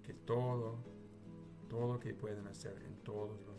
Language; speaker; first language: Spanish; non-native, learner; English